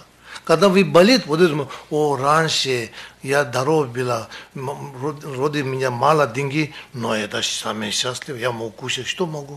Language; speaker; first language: Russian; non-native, learner; Tibetan